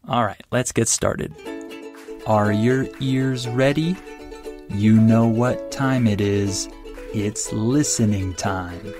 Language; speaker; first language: English; native; English